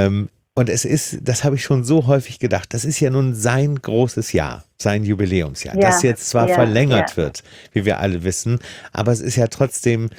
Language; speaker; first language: German; native; German